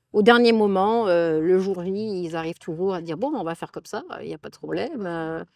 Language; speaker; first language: French; native; French